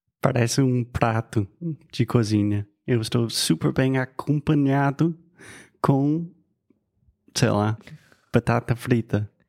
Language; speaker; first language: Portuguese; non-native, fluent; English